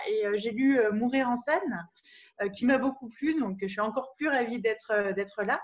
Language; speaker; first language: French; native; French